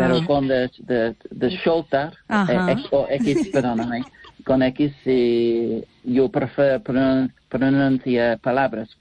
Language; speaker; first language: Spanish; non-native, learner; English